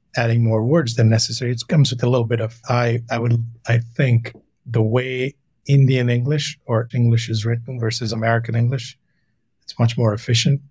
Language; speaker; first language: English; non-native, local second language; Hindi